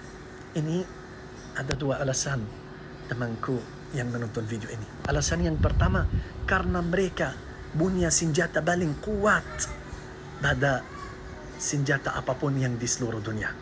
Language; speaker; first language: Indonesian; non-native, learner; Arabic